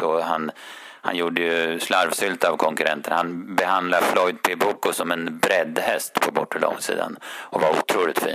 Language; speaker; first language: Swedish; native; Swedish